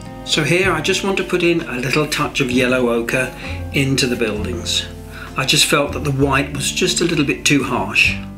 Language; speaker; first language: English; native; English